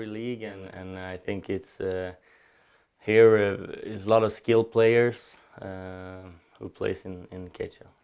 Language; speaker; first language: English; non-native, learner; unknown